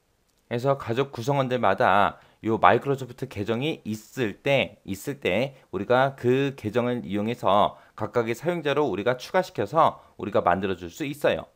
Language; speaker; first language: Korean; native; Korean